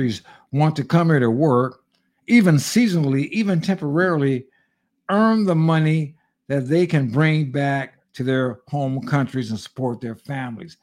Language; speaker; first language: English; native; English